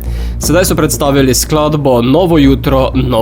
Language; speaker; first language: Slovenian; native; Slovenian